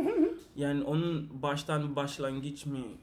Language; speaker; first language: Turkish; non-native, learner; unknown